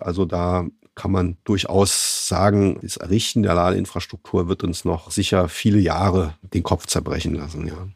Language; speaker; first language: German; native; German